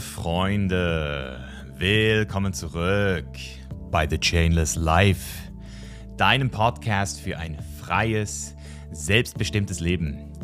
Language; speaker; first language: German; native; German